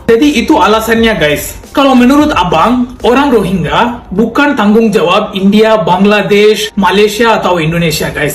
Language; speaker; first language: Indonesian; non-native, fluent; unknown